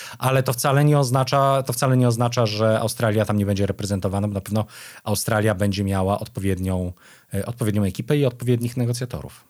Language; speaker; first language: Polish; native; Polish